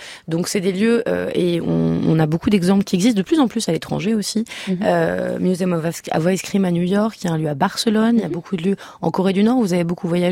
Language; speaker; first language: French; native; French